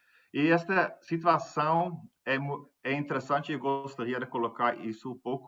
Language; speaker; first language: Portuguese; non-native, fluent; Dutch